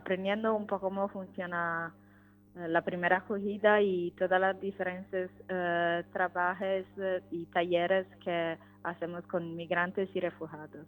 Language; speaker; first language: Spanish; non-native, learner; Italian